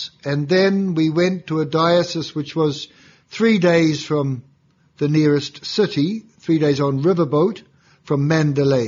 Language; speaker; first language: English; native; English